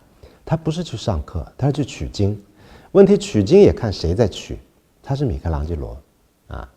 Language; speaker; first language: Chinese; native; Chinese